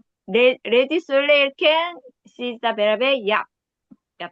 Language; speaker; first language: Turkish; non-native, learner; Korean